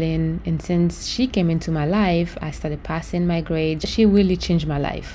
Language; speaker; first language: English; non-native, fluent; Haitian Creole